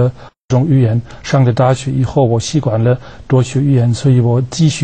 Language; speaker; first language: Chinese; non-native, fluent; German